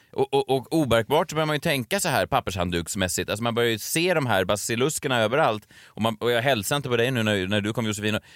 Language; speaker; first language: Swedish; native; Swedish